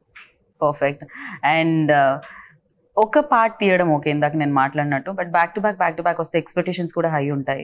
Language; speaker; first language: Telugu; native; Telugu